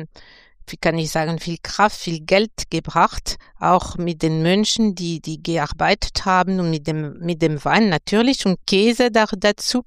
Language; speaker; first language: German; non-native, fluent; French